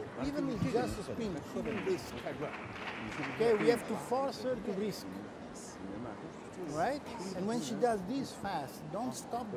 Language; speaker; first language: English; non-native, fluent; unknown